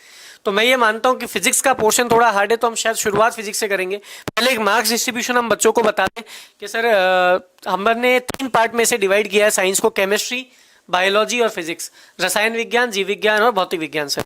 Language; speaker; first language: Hindi; native; Hindi